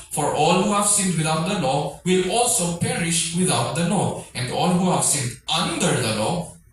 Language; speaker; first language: English; non-native, local second language; Filipino